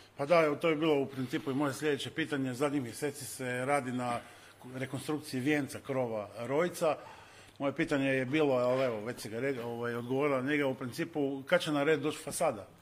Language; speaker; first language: Croatian; native; Croatian